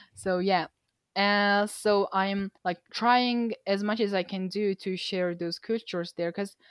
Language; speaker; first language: English; non-native, fluent; Mongolian